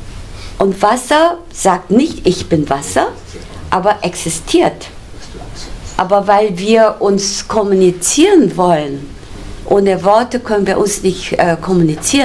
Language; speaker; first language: German; non-native, fluent; Korean